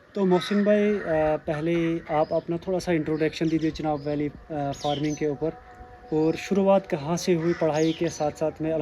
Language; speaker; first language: Urdu; non-native, local second language; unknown